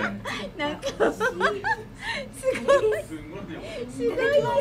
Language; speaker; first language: Japanese; native; Japanese